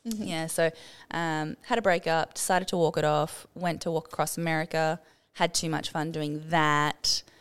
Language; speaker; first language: English; native; English